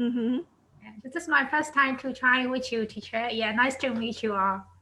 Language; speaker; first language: English; non-native, learner; Burmese